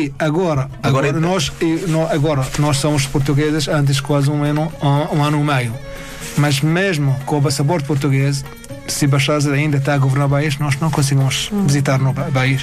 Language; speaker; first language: Portuguese; non-native, fluent; Arabic